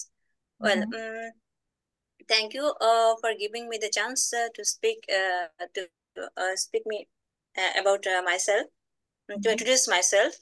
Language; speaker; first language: English; non-native, learner; Bangla